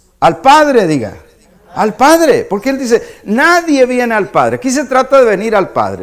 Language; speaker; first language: Spanish; native; Spanish